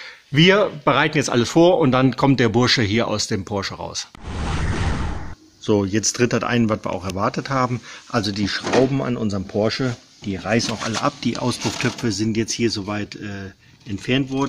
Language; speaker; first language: German; native; German